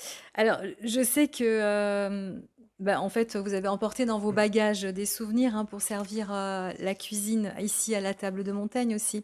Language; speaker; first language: French; native; French